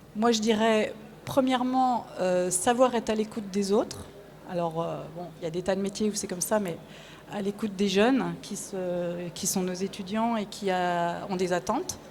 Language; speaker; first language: French; native; French